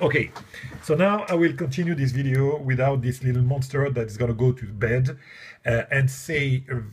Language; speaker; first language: English; non-native, fluent; French